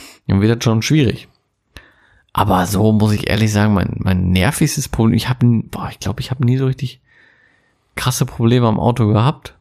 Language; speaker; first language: German; native; German